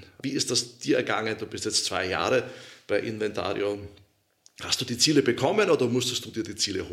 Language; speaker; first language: German; native; German